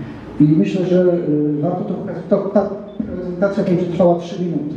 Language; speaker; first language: Polish; native; Polish